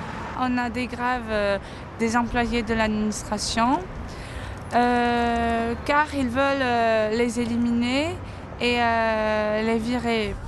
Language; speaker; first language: French; non-native, fluent; Greek